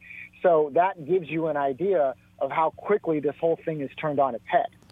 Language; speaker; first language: English; native; English